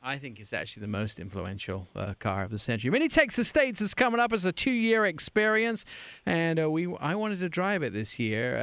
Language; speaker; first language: English; native; English